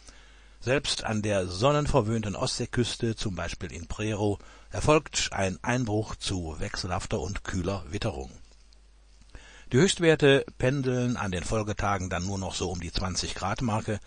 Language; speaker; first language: German; native; German